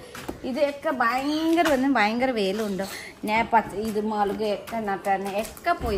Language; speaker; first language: Malayalam; non-native, learner; Nepali